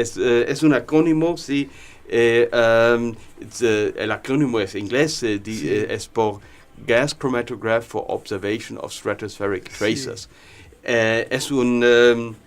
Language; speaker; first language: Spanish; non-native, learner; German